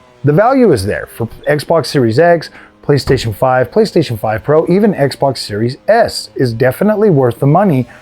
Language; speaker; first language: English; native; English